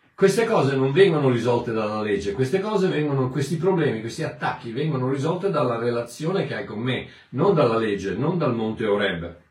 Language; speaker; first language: Italian; native; Italian